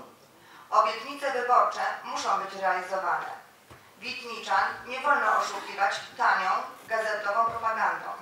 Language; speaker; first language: Polish; native; Polish